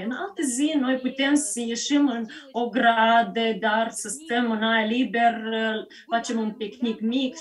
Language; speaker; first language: Romanian; early bilingual, heritage; Romanian